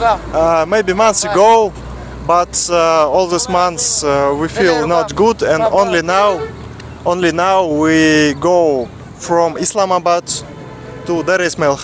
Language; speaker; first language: English; non-native, learner; Russian